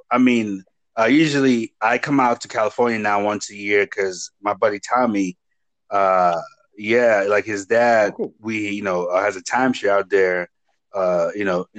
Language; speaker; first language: English; non-native, local second language; Igbo